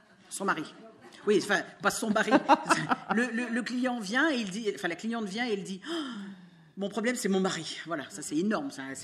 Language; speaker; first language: French; native; French